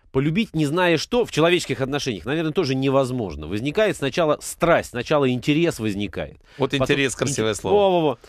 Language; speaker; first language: Russian; native; Russian